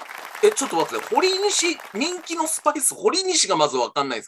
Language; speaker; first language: Japanese; native; Japanese